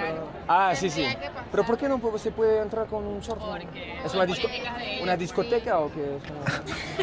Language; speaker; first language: Spanish; non-native, learner; French